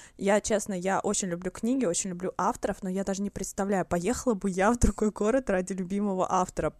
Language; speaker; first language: Russian; native; Russian